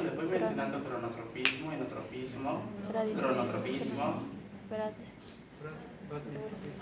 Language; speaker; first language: Spanish; native; Spanish